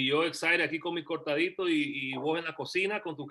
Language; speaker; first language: Spanish; early bilingual, heritage; Spanish